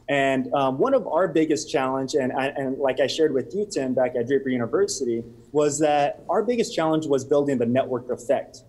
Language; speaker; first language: English; native; English